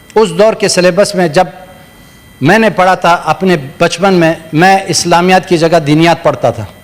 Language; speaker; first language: Urdu; non-native, local second language; Pashto